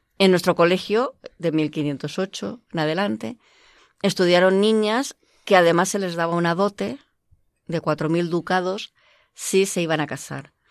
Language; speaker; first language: Spanish; native; Spanish